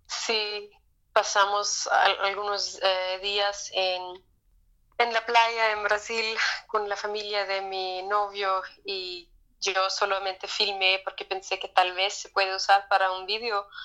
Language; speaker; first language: Spanish; non-native, fluent; German